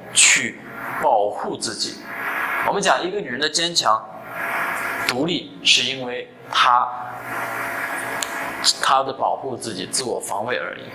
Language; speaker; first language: Chinese; native; Chinese